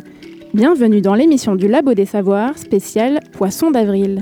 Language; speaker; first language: French; native; French